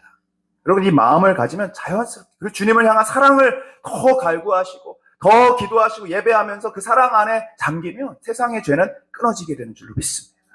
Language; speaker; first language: Korean; native; Korean